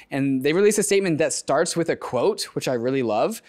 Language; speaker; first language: English; native; English